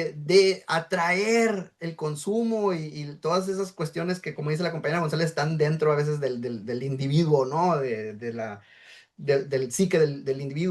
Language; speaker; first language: Spanish; native; Spanish